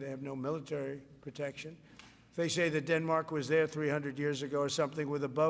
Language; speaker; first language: English; native; English